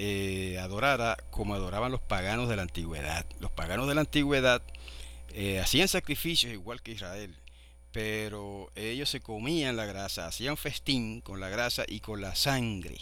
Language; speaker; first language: Spanish; native; Spanish